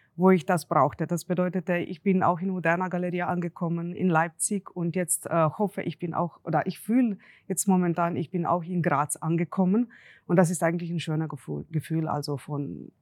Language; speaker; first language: German; non-native, fluent; Slovenian